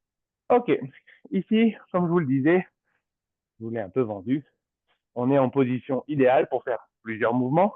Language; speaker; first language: French; native; French